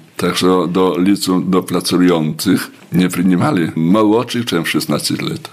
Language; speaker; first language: Ukrainian; native; Ukrainian